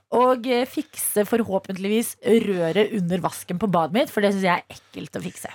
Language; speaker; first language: Norwegian; native; Norwegian